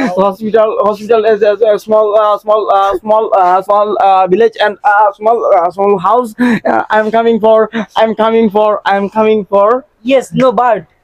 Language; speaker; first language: English; non-native, learner; Bangla